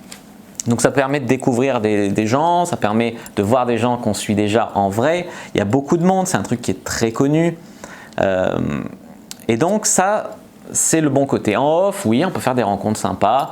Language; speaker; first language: French; native; French